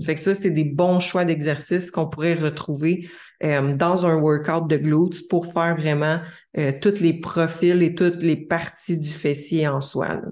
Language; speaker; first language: French; native; French